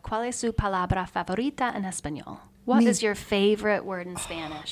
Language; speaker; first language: Spanish; non-native, learner; English